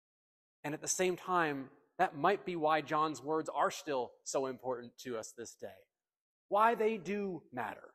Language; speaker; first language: English; native; English